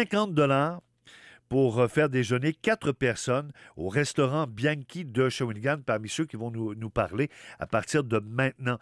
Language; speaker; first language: French; native; French